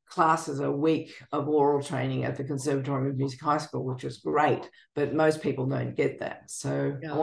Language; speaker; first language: English; native; English